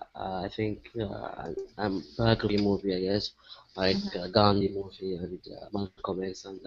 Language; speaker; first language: English; non-native, learner; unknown